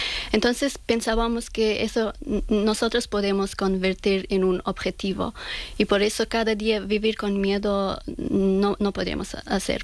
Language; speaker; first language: Spanish; non-native, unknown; Persian